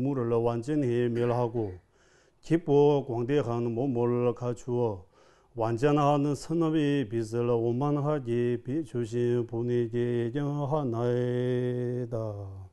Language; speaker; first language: Korean; non-native, fluent; Tibetan